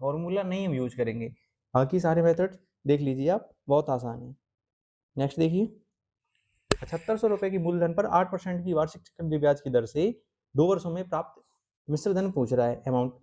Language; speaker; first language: Hindi; native; Hindi